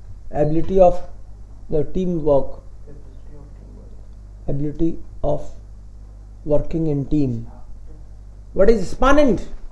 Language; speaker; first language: English; non-native, local second language; Hindi